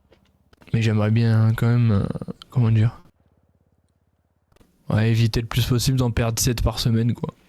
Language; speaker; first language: French; native; French